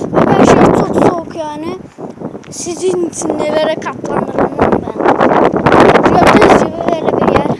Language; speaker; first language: Turkish; non-native, learner; Azerbaijani